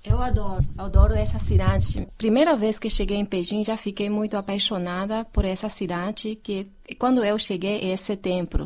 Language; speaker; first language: Portuguese; non-native, fluent; Chinese